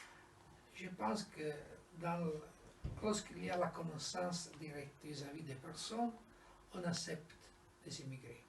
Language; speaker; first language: French; non-native, fluent; Italian